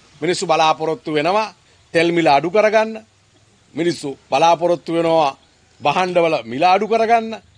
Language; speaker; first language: Sinhala; native; Sinhala